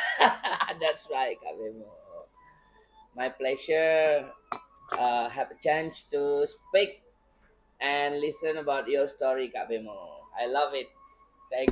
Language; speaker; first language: English; non-native, learner; Indonesian